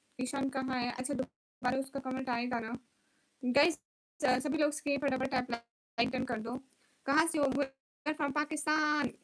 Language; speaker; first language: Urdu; non-native, local second language; Punjabi